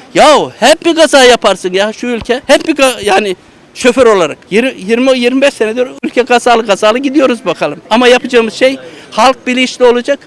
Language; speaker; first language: Turkish; native; Turkish